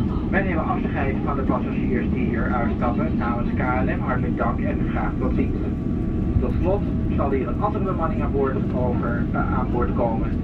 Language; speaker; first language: Dutch; native; Dutch